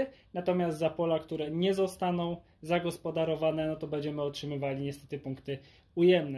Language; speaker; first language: Polish; native; Polish